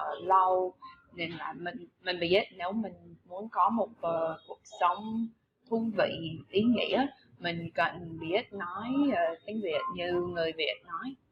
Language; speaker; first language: Vietnamese; non-native, fluent; English